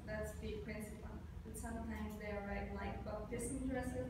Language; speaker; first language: English; non-native, fluent; Spanish